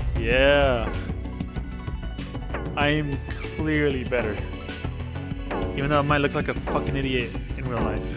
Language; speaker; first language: English; native; English